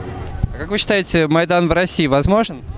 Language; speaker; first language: Russian; native; Russian